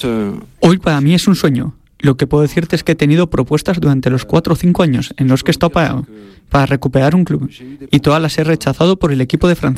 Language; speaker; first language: Spanish; non-native, fluent; French